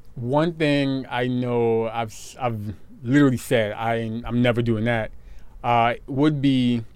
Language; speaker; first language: English; native; English